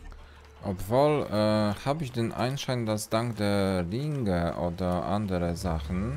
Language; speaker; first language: German; non-native, learner; Polish